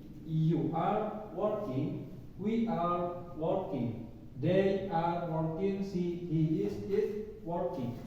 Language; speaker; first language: English; non-native, learner; Sundanese